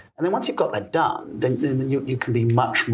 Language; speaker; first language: English; native; English